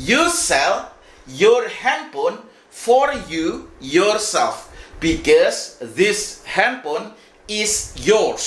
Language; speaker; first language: English; non-native, fluent; Indonesian